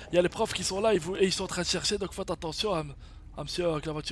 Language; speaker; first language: French; native; French